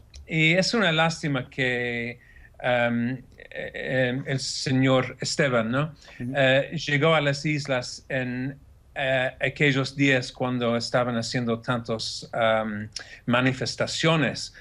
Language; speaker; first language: Spanish; non-native, fluent; English